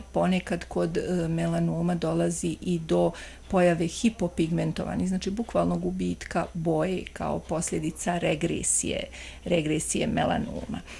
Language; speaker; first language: Croatian; native; Croatian